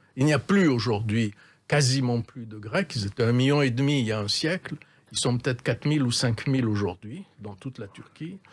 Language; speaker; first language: French; native; French